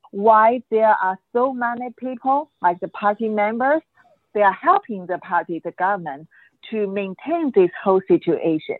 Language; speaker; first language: English; non-native, fluent; Chinese